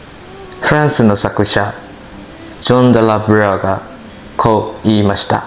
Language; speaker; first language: Japanese; non-native, learner; Burmese